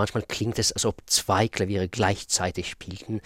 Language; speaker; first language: German; non-native, fluent; Russian